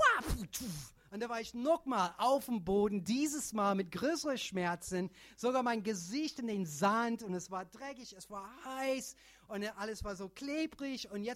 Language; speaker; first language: German; non-native, fluent; English